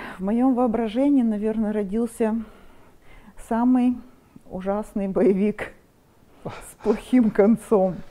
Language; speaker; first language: Russian; non-native, local second language; Romanian